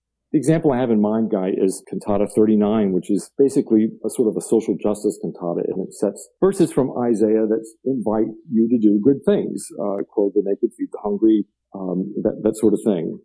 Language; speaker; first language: English; native; English